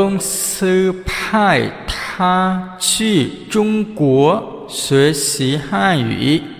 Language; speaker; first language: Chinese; non-native, fluent; Vietnamese